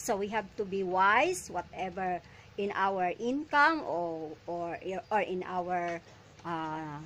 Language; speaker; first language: English; non-native, local second language; Filipino